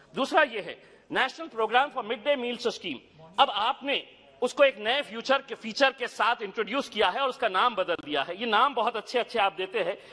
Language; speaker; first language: Hindi; non-native, local second language; Urdu